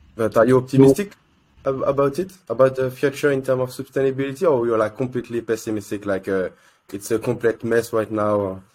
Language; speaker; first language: English; non-native, learner; French